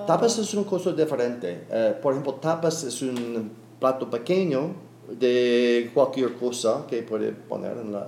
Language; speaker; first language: Spanish; non-native, learner; English